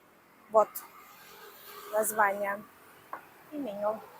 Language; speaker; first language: Russian; native; Russian